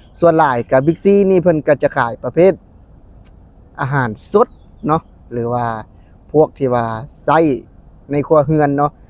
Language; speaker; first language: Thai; non-native, local second language; Lao